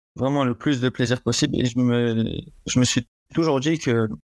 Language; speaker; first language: French; native; French